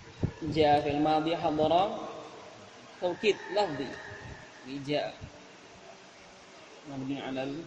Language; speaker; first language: Arabic; non-native, fluent; Indonesian